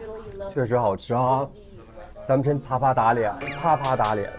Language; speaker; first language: Chinese; native; Chinese